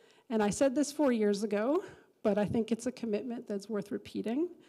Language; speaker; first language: English; native; English